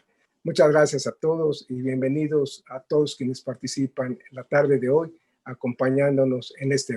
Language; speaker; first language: Spanish; native; Spanish